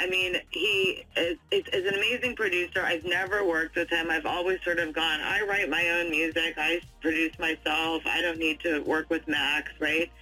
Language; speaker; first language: English; native; English